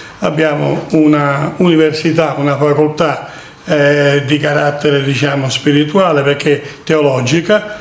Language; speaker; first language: Italian; native; Italian